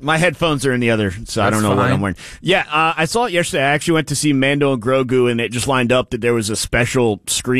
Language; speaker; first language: English; native; English